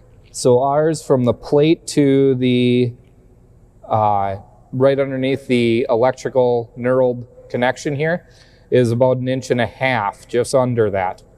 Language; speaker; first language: English; native; English